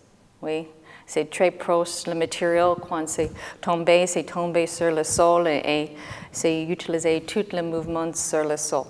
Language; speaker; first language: French; non-native, learner; English